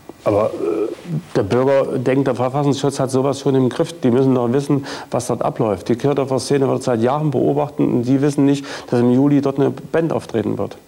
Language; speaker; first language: German; native; German